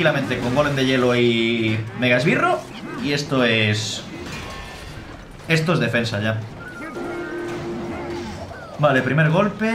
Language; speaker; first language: Spanish; native; Spanish